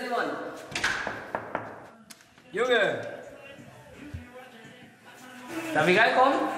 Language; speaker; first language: German; non-native, learner; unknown